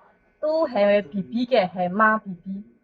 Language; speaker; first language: Cantonese; non-native, learner; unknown